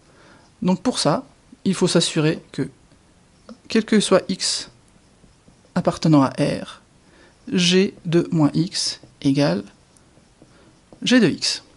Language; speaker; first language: French; native; French